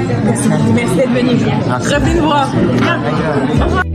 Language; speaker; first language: French; native; French